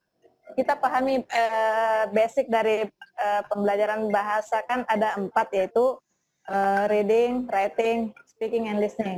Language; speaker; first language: Indonesian; native; Indonesian